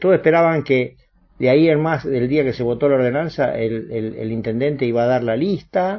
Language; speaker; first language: Spanish; native; Spanish